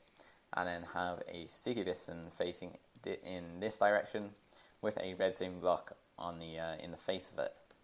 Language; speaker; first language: English; native; English